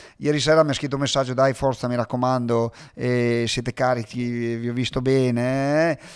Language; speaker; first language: Italian; native; Italian